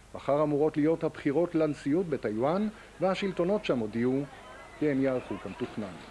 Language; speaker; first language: Hebrew; native; Hebrew